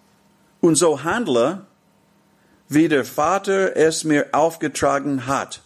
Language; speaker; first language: German; non-native, fluent; English